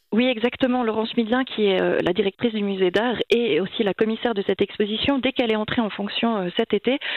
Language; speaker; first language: French; native; French